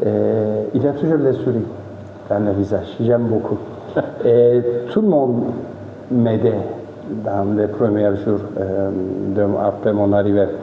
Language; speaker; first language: French; non-native, fluent; Turkish